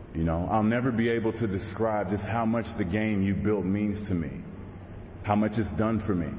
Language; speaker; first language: English; native; English